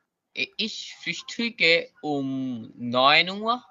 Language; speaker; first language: German; non-native, learner; Bangla